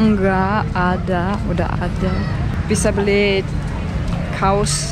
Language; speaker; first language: Indonesian; non-native, fluent; German